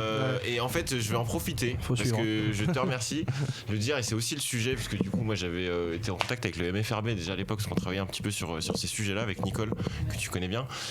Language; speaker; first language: French; native; French